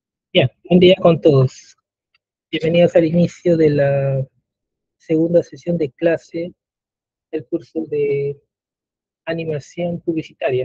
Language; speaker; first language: Spanish; native; Spanish